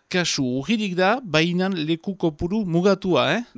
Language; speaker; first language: Basque; native; Basque